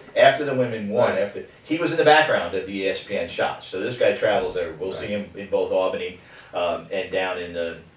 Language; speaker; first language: English; native; English